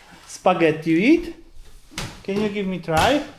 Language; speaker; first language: English; non-native, learner; Polish